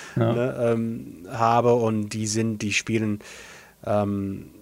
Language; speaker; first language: German; non-native, fluent; English